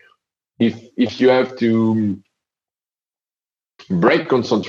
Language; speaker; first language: English; non-native, fluent; French